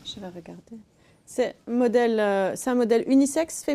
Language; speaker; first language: French; native; French